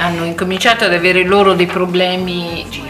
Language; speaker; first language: Italian; native; Italian